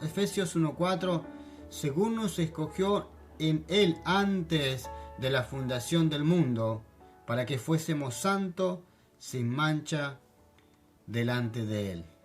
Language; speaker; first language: Spanish; non-native, fluent; French